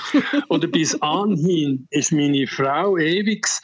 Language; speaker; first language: German; native; German